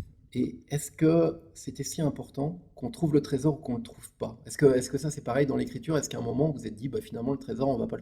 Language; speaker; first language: French; native; French